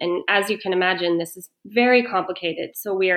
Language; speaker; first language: English; native; English